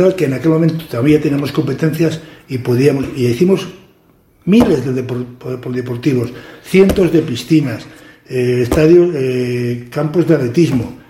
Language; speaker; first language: Spanish; native; Spanish